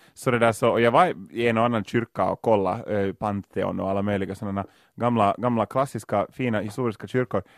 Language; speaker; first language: Swedish; native; Swedish